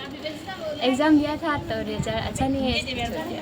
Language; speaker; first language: Hindi; non-native, local second language; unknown